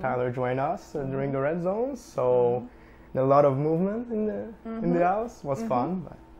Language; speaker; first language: English; non-native, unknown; French